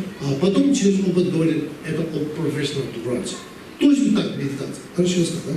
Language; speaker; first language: Russian; non-native, learner; Tibetan